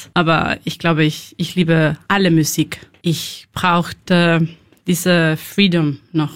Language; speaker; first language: German; non-native, learner; Spanish